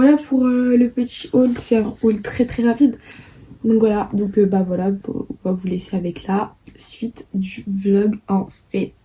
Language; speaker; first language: French; native; French